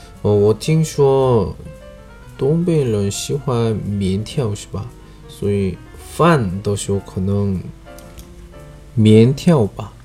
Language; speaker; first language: Chinese; non-native, learner; Korean